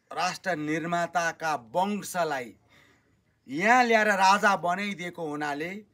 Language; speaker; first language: Nepali; native; Nepali